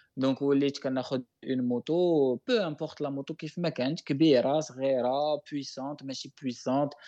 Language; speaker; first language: French; non-native, local second language; Arabic